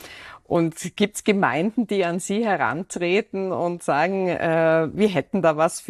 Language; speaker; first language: German; native; German